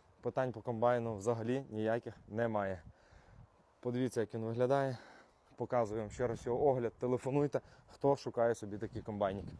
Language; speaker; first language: Ukrainian; native; Ukrainian